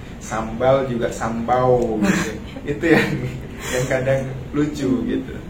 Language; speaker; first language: Indonesian; native; Indonesian